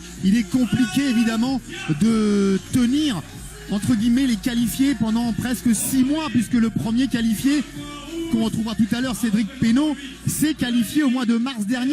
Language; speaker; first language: French; native; French